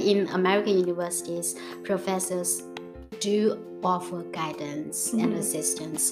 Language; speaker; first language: English; non-native, fluent; Chinese